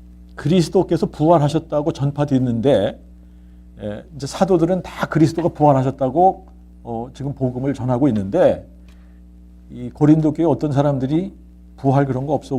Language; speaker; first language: Korean; native; Korean